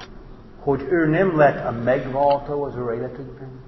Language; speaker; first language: Hungarian; non-native, fluent; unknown